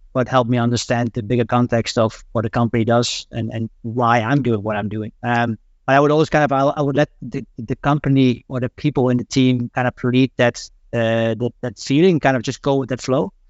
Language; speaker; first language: English; non-native, fluent; Dutch